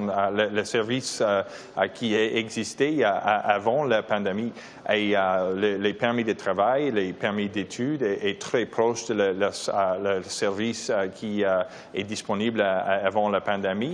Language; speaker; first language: French; non-native, learner; English